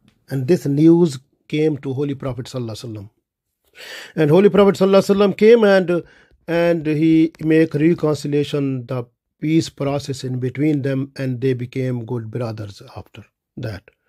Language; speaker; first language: English; non-native, local second language; Urdu